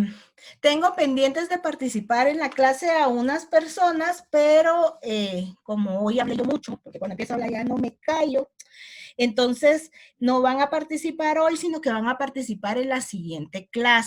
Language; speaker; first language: Spanish; native; Spanish